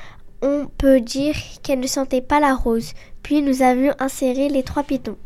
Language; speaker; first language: French; native; French